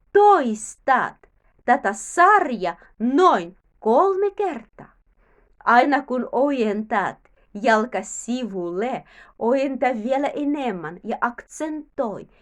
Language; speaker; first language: Finnish; non-native, learner; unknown